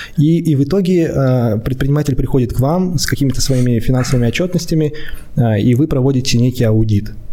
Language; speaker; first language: Russian; native; Russian